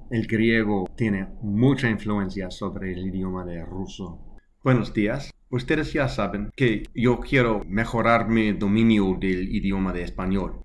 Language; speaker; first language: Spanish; non-native, learner; English